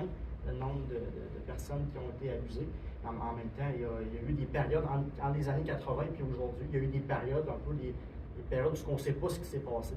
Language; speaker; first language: French; native; French